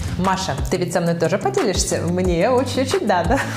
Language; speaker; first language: Russian; native; Russian